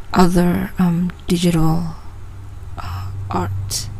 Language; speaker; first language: English; non-native, local second language; Malay